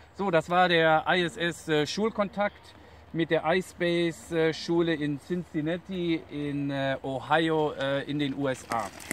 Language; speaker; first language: German; native; German